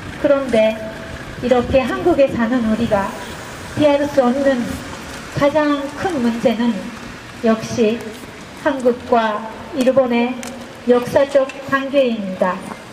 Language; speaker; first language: Korean; non-native, fluent; Japanese